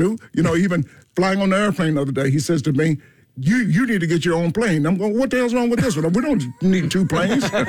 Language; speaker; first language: English; native; English